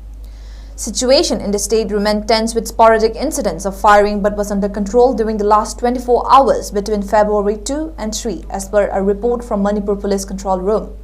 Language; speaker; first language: English; non-native, local second language; Manipuri